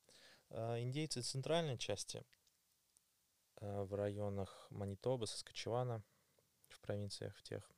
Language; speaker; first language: Russian; native; Russian